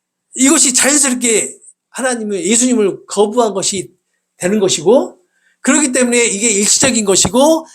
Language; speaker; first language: Korean; native; Korean